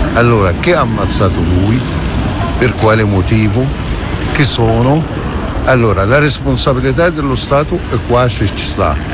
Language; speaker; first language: Italian; non-native, fluent; Arabic